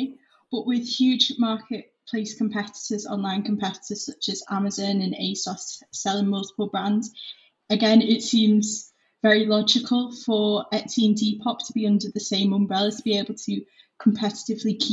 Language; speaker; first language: English; native; English